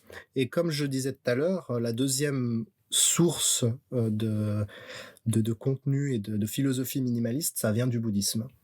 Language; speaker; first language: French; native; French